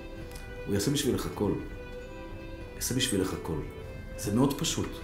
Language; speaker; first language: Hebrew; native; Hebrew